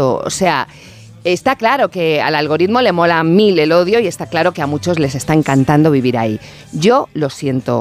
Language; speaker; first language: Spanish; native; Spanish